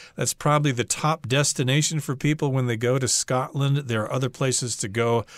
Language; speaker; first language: English; native; English